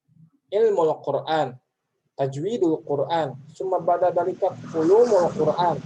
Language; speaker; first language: Arabic; non-native, fluent; Indonesian